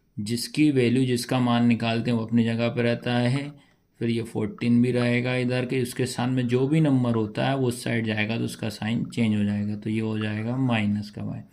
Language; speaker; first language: Hindi; native; Hindi